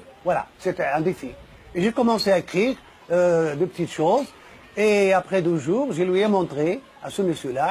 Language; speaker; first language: French; non-native, fluent; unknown